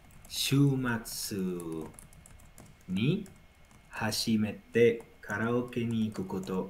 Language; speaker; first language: Japanese; non-native, learner; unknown